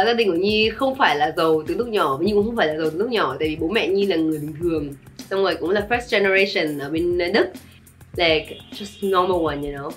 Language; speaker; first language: Vietnamese; early bilingual, other home language; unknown